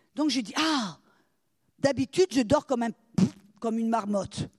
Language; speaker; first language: French; native; French